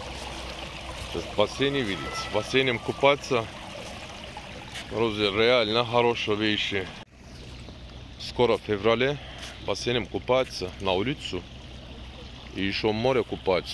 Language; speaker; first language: Russian; non-native, learner; Turkish